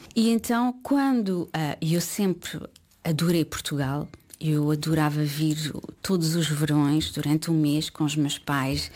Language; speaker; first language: Portuguese; early bilingual, heritage; Portuguese